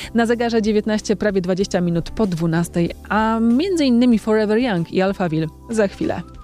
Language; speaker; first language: Polish; native; Polish